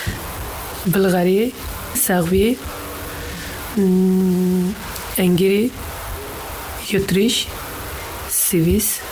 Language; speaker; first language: French; non-native, learner; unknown